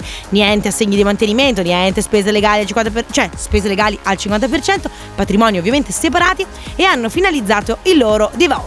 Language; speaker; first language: Italian; native; Italian